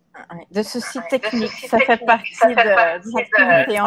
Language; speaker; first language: French; non-native, fluent; Portuguese